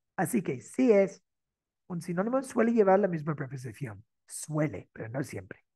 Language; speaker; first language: Spanish; non-native, fluent; English